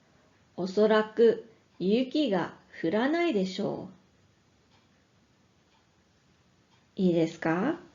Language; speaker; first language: Japanese; non-native, fluent; English